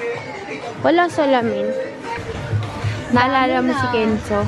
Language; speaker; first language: Filipino; native; Filipino